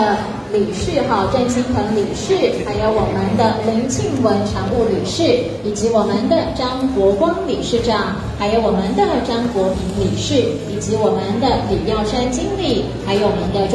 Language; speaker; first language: Chinese; native; Chinese